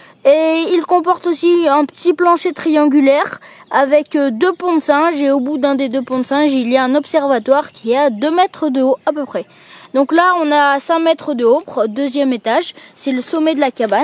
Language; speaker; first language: French; native; French